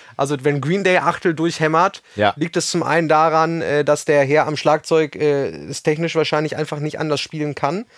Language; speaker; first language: German; native; German